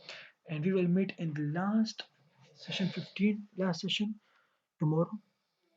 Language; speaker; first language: English; non-native, local second language; Urdu